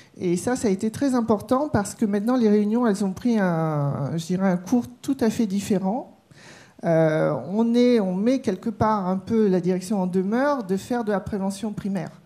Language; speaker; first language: French; native; French